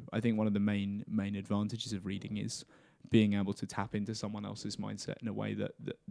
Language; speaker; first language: English; native; English